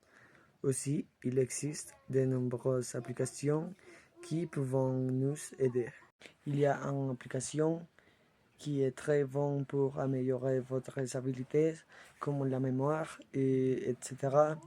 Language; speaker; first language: French; non-native, learner; Spanish